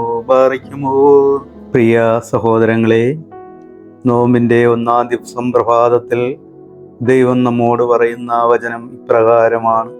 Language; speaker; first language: Malayalam; native; Malayalam